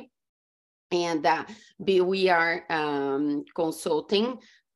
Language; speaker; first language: English; non-native, fluent; Portuguese